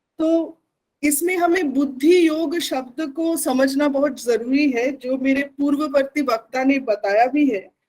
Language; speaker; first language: Hindi; non-native, local second language; Bangla